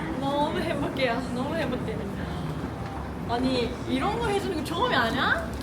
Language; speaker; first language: Korean; non-native, learner; Japanese